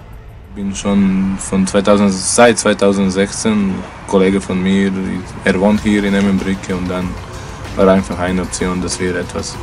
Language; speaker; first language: German; non-native, learner; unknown